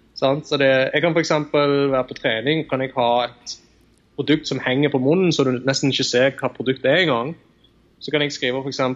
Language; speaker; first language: Norwegian; early bilingual, other home language; Tamil